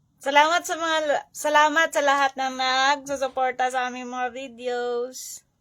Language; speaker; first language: Filipino; non-native, local second language; Hiligaynon